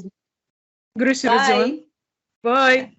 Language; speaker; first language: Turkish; non-native, learner; Arabic